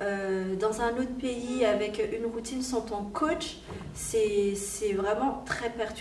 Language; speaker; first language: French; native; French